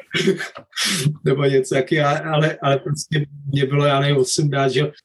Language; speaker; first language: Czech; native; Czech